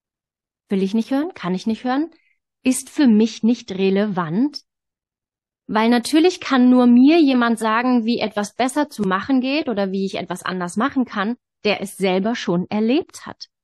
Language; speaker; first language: German; native; German